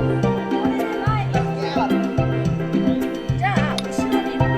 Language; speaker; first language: Japanese; native; Japanese